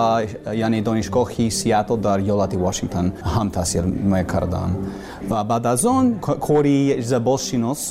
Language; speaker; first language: Persian; non-native, learner; English